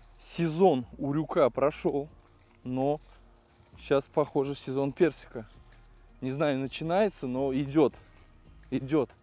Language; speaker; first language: Russian; native; Russian